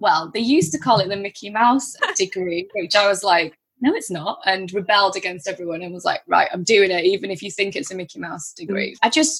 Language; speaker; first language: English; native; English